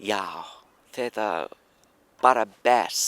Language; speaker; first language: Icelandic; non-native, learner; Norwegian